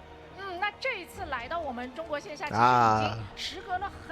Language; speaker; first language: Chinese; native; Chinese